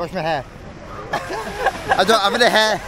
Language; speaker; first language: English; native; English